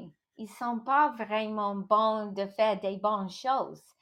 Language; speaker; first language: French; non-native, local second language; English